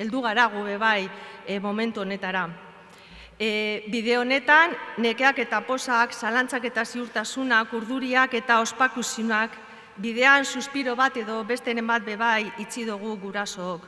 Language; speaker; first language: Basque; native; Basque